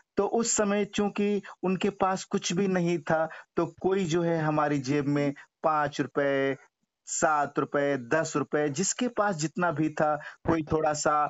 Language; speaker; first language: Hindi; native; Hindi